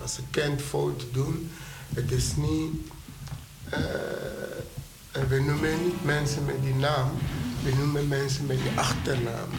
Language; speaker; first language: Dutch; non-native, fluent; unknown